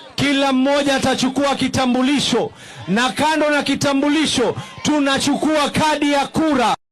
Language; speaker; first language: Swahili; native; Swahili